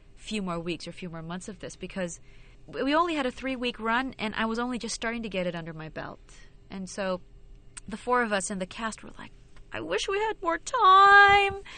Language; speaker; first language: English; non-native, local second language; Filipino